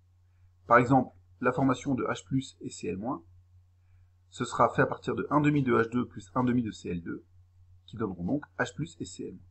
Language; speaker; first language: French; native; French